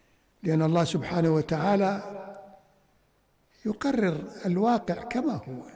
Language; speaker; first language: Arabic; native; Arabic